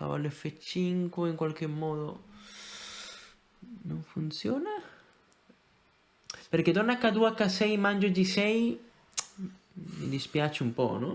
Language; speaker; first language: Italian; non-native, fluent; Spanish